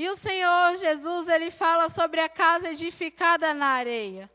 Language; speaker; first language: Portuguese; native; Portuguese